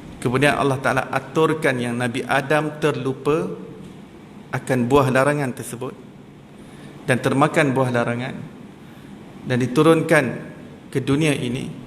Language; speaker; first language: Malay; native; Malay